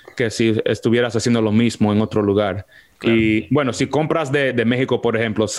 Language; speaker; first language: Spanish; early bilingual, heritage; Spanish